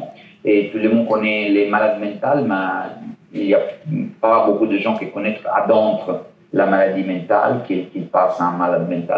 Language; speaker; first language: French; non-native, learner; Italian